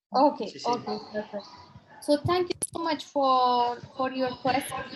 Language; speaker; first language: English; non-native, fluent; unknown